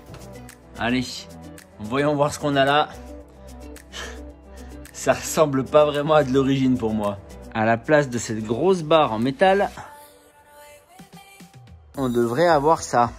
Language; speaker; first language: French; native; French